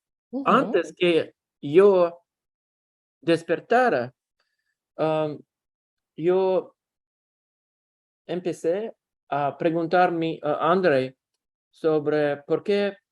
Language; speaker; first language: Spanish; non-native, learner; Russian